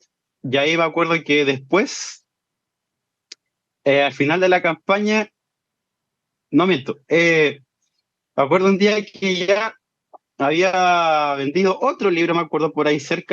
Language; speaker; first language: Spanish; native; Spanish